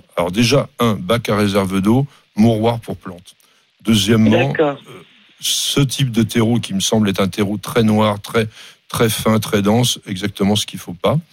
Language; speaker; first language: French; native; French